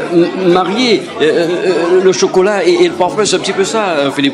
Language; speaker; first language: French; native; French